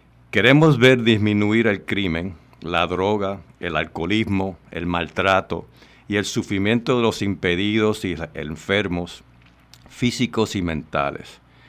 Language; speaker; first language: Spanish; native; Spanish